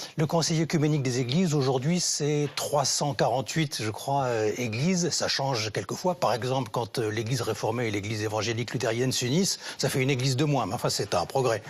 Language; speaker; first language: French; native; French